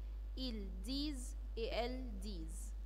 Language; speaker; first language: French; non-native, fluent; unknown